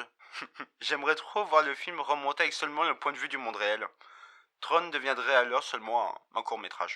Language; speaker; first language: French; native; French